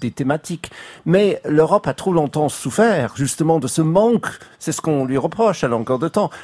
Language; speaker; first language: French; non-native, fluent; English